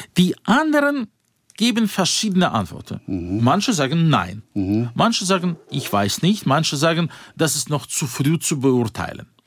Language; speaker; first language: German; non-native, fluent; Russian